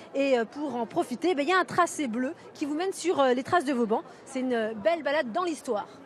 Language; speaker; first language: French; native; French